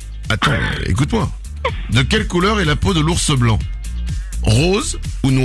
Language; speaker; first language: French; native; French